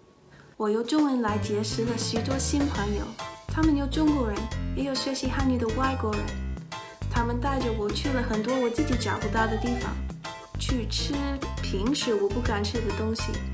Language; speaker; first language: Chinese; non-native, fluent; English